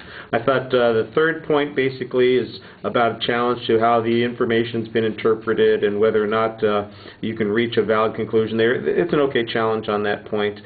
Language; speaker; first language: English; native; English